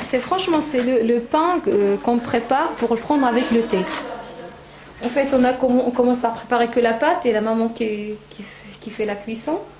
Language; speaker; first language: French; non-native, local second language; Arabic